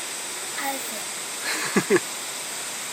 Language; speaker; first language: Japanese; native; Japanese